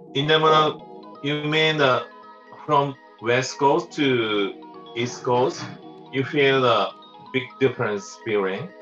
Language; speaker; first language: English; non-native, learner; Japanese